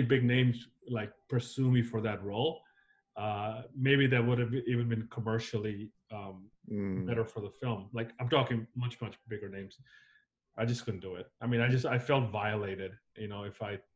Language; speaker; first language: English; native; English